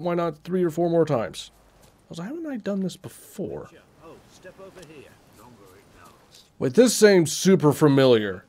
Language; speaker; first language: English; native; English